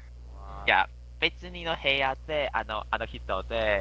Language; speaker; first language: Japanese; non-native, learner; Chinese